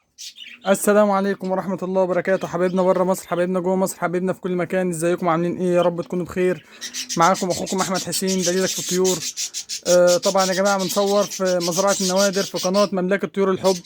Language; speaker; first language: Arabic; native; Arabic